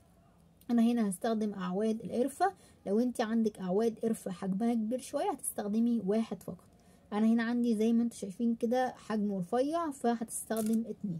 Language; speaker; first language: Arabic; native; Arabic